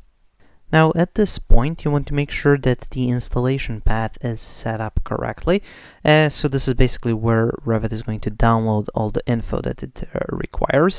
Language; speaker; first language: English; non-native, fluent; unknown